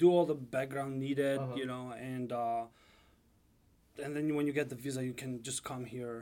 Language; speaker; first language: English; non-native, fluent; Albanian